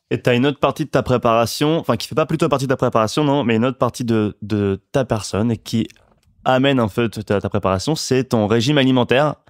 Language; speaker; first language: French; native; French